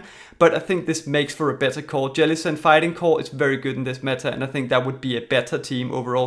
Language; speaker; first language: English; native; English